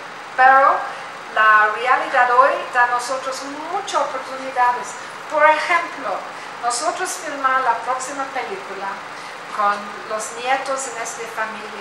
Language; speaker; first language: Spanish; non-native, learner; English